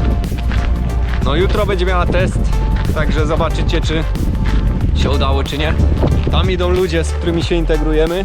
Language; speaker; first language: Polish; native; Polish